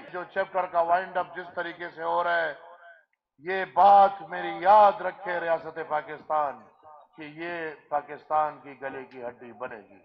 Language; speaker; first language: Urdu; non-native, local second language; Pashto